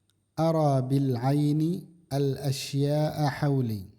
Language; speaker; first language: Arabic; non-native, fluent; Indonesian